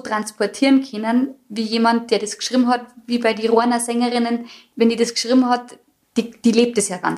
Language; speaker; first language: German; native; German